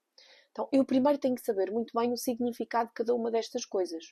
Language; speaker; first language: Portuguese; native; Portuguese